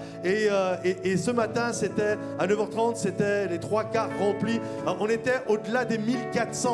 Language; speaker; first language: French; native; French